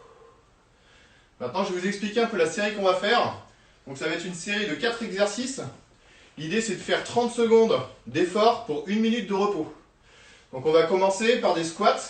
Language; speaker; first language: French; native; French